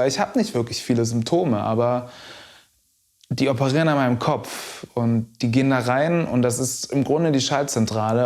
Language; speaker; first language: German; native; German